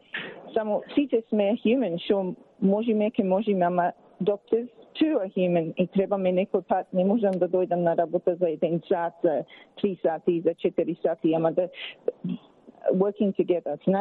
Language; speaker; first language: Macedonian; early bilingual, heritage; Macedonian